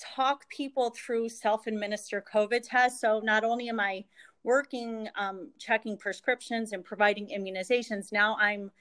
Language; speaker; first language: English; native; English